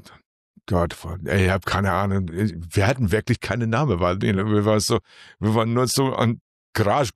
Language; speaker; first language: German; non-native, learner; English